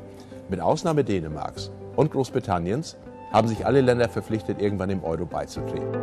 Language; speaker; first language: German; native; German